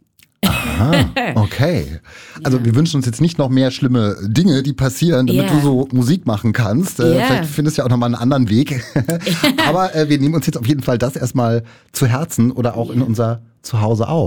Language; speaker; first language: German; native; German